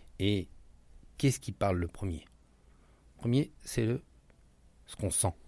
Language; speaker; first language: French; native; French